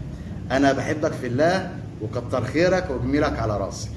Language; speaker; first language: Arabic; native; Arabic